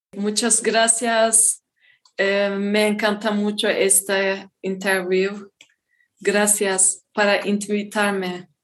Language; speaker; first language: Spanish; non-native, learner; Turkish